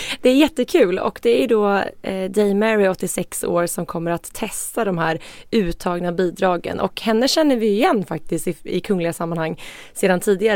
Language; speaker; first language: Swedish; native; Swedish